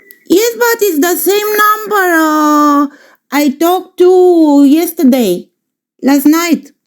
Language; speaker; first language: English; non-native, fluent; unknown